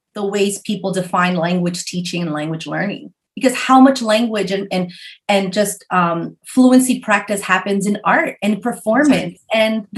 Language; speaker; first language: English; early bilingual, other home language; Spanish